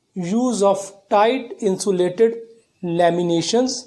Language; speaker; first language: English; non-native, local second language; Punjabi